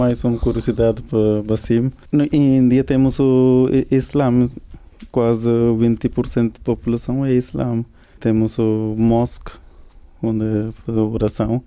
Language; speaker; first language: Portuguese; non-native, learner; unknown